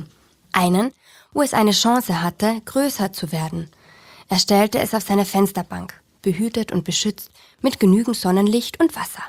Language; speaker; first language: German; native; German